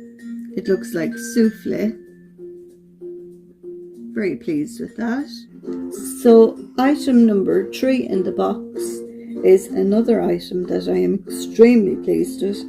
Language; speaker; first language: English; native; English